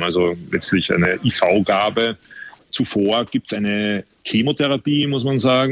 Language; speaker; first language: German; native; German